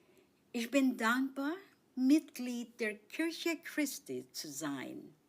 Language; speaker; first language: German; non-native, fluent; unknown